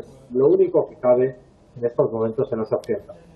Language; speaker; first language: Spanish; native; Spanish